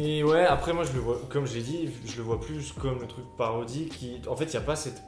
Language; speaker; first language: French; native; French